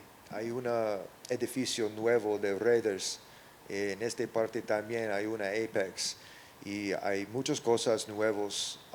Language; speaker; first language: Spanish; non-native, learner; English